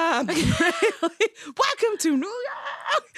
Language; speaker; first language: English; non-native, learner; Japanese